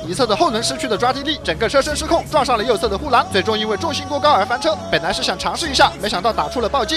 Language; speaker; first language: Chinese; native; Chinese